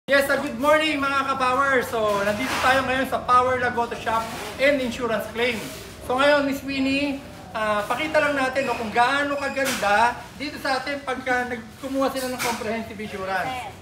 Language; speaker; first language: Filipino; native; Filipino